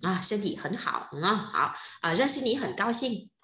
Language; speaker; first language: Chinese; non-native, fluent; Vietnamese